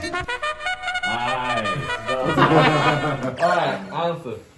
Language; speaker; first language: Japanese; native; Japanese